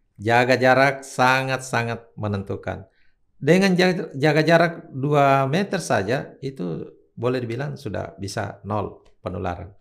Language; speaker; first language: Indonesian; native; Indonesian